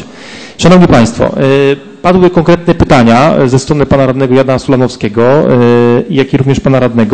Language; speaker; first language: Polish; native; Polish